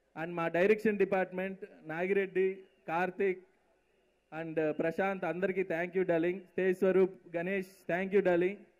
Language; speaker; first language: Telugu; native; Telugu